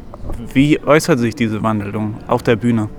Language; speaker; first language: German; native; German